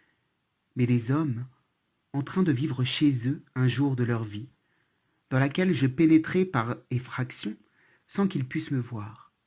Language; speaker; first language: French; native; French